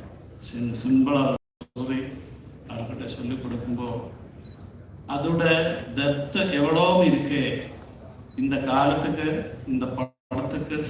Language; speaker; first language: Tamil; non-native, learner; Malayalam